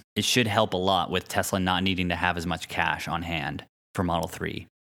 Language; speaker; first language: English; native; English